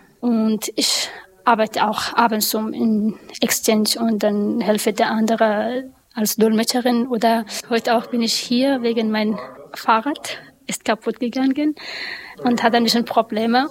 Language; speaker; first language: German; non-native, learner; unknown